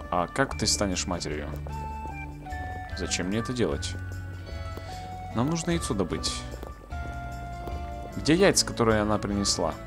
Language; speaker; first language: Russian; native; Russian